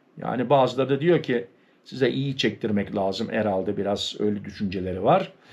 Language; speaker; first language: Turkish; early bilingual, heritage; Turkish